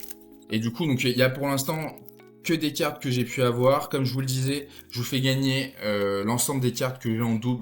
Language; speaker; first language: French; native; French